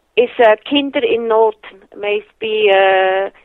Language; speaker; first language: English; non-native, fluent; Swiss German